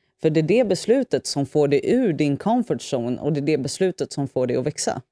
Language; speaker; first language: Swedish; native; Swedish